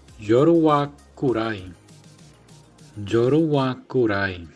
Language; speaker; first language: Japanese; non-native, learner; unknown